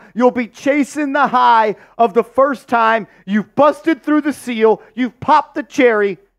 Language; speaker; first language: English; native; English